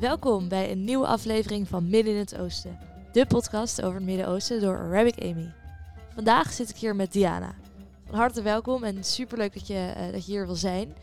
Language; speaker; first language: Dutch; native; Dutch